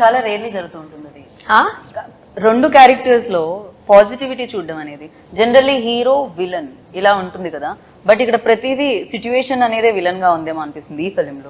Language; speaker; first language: Telugu; native; Telugu